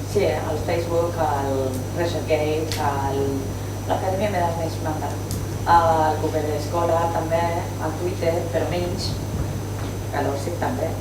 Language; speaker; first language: Catalan; non-native, local second language; Spanish